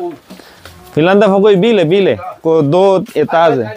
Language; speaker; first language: Romanian; non-native, learner; Bangla